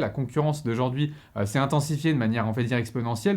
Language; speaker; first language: French; native; French